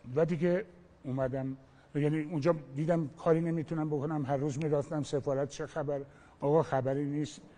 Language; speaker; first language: Persian; non-native, local second language; Armenian